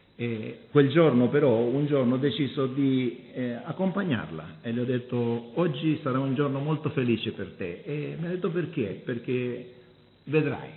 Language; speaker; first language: Italian; early bilingual, heritage; Italian